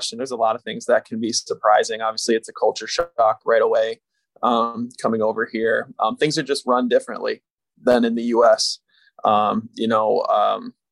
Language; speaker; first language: English; native; English